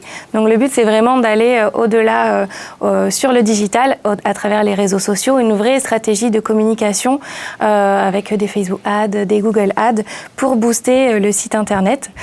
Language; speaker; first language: French; native; French